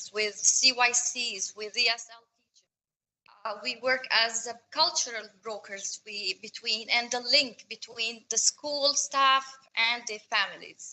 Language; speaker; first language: English; non-native, fluent; Arabic